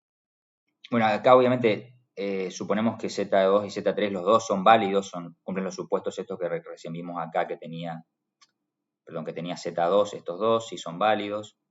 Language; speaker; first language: Spanish; native; Spanish